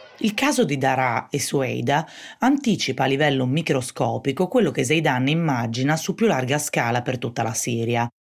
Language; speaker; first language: Italian; native; Italian